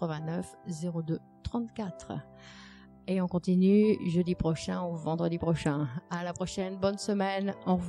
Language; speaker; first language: French; native; French